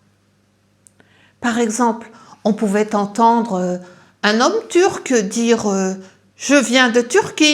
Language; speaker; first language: French; native; French